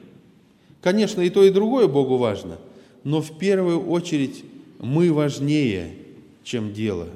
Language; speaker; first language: Russian; native; Russian